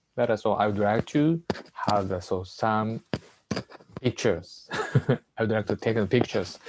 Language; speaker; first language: English; non-native, learner; Japanese